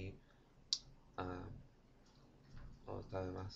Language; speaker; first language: Japanese; non-native, learner; English